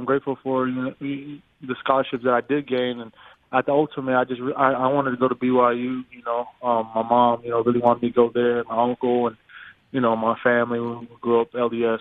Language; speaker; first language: English; native; English